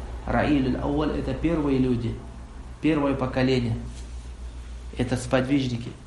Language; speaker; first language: Russian; non-native, local second language; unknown